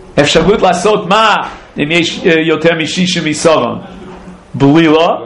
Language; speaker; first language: Hebrew; non-native, fluent; English